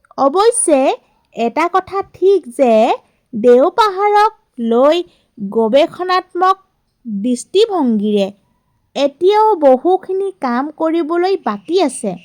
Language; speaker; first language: Assamese; native; Assamese